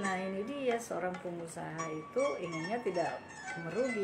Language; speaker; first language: Indonesian; native; Indonesian